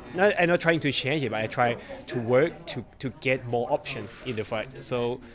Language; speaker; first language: English; non-native, learner; Thai